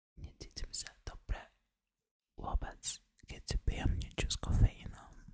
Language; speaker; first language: Slovak; non-native, learner; Russian